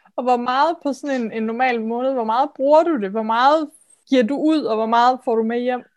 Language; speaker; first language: Danish; native; Danish